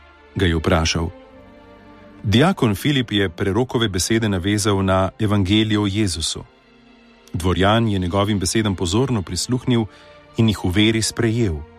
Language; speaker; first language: Slovenian; native; Slovenian